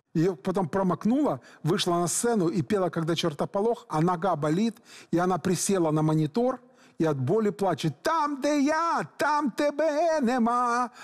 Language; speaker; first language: Russian; native; Russian